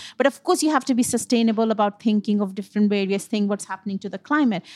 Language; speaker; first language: English; non-native, local second language; Punjabi